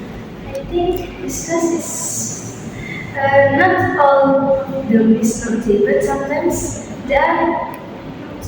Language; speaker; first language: English; non-native, learner; Indonesian